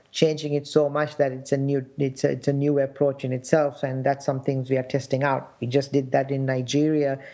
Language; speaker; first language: English; non-native, local second language; Sinhala